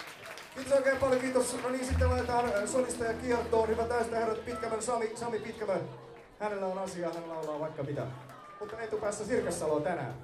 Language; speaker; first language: Finnish; native; Finnish